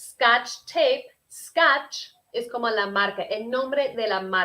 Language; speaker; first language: Spanish; non-native, fluent; English